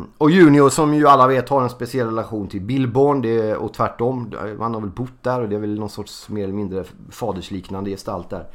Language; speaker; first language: Swedish; native; Swedish